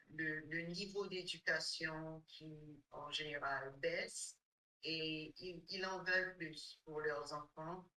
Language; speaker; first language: French; non-native, fluent; English